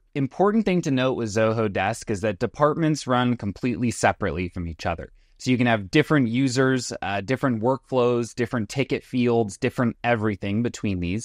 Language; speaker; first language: English; native; English